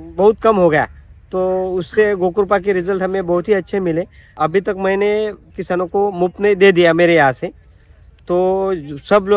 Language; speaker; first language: Hindi; non-native, local second language; Marathi